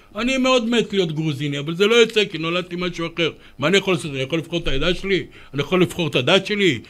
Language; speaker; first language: Hebrew; early bilingual, other home language; Romanian